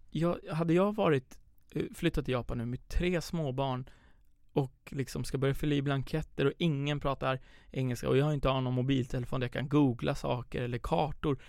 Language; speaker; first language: Swedish; early bilingual, other home language; Persian